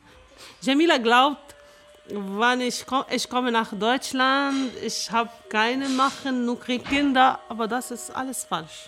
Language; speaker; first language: German; non-native, learner; Arabic